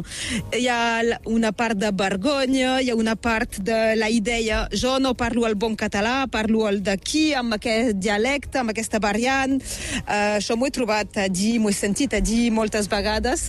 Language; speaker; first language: Catalan; native; Catalan